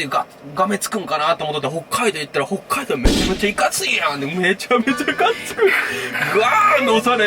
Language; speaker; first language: Japanese; native; Japanese